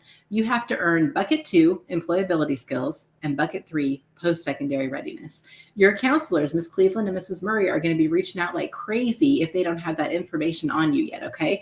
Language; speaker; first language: English; native; English